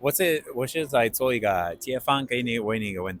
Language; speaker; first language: Chinese; non-native, learner; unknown